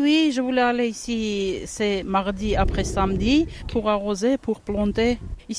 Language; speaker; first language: French; non-native, learner; Armenian